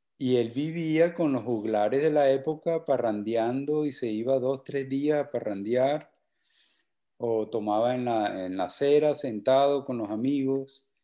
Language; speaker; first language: Spanish; native; Spanish